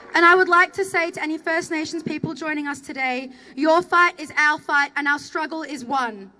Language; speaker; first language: English; early bilingual, other home language; Arabic